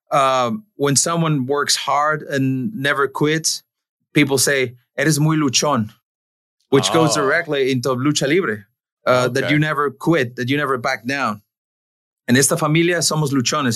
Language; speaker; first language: English; non-native, fluent; Spanish